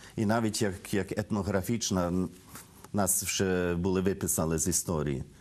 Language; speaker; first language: Ukrainian; early bilingual, heritage; Ukrainian